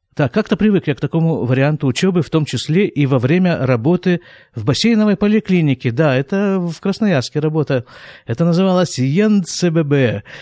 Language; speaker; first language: Russian; native; Russian